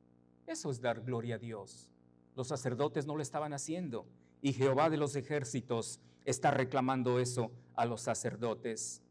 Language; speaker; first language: Spanish; native; Spanish